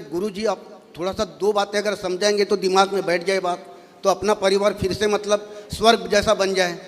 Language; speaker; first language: Hindi; native; Hindi